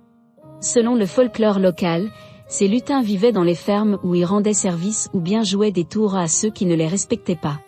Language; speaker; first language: French; native; French